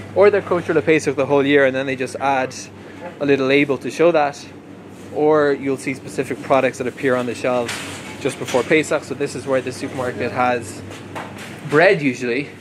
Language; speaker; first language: English; native; English